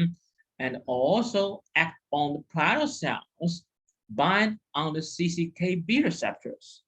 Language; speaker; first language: English; non-native, fluent; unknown